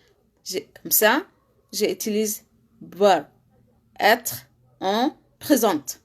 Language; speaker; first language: French; non-native, learner; Arabic